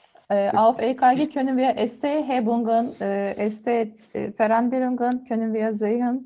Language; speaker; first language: German; non-native, learner; Turkish